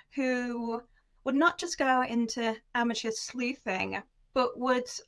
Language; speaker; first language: English; native; English